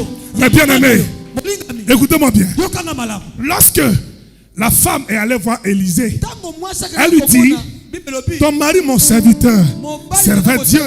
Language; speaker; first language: French; native; French